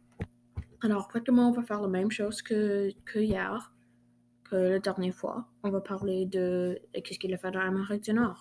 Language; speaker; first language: French; non-native, learner; English